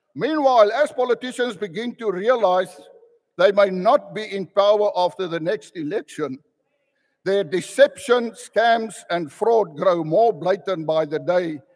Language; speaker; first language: English; non-native, local second language; Afrikaans